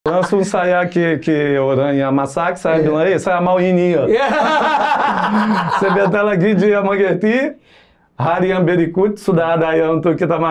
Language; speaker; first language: Indonesian; non-native, fluent; Portuguese